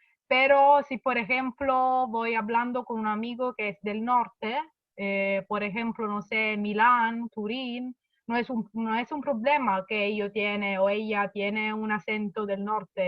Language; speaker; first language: Spanish; non-native, fluent; Italian